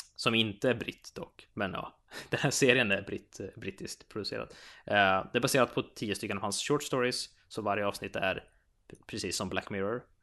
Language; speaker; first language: Swedish; native; Swedish